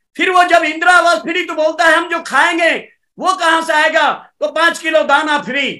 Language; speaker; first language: Hindi; native; Hindi